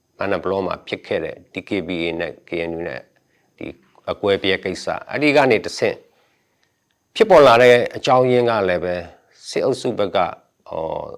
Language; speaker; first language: Burmese; non-native, local second language; S'gaw Karen